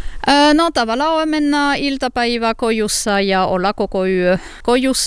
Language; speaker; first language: Finnish; non-native, learner; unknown